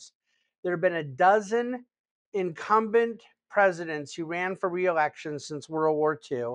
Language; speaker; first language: English; native; English